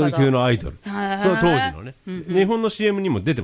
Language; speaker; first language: Japanese; native; Japanese